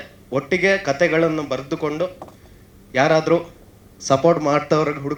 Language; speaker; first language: Kannada; native; Kannada